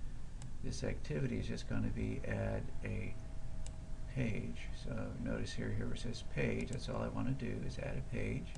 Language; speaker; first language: English; native; English